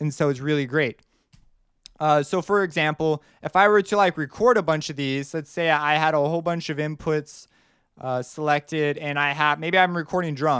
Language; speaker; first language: English; native; English